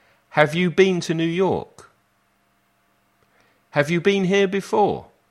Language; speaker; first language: English; native; English